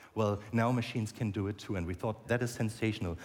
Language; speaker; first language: English; non-native, fluent; German